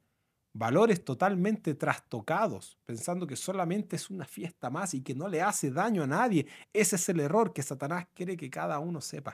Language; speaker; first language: Spanish; native; Spanish